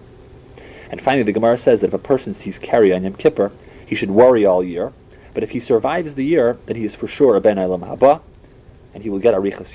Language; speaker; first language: English; native; English